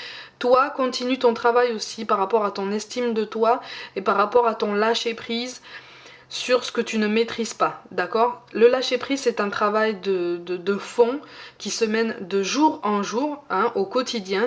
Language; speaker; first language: French; native; French